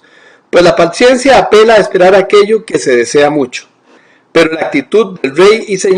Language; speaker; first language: Spanish; native; Spanish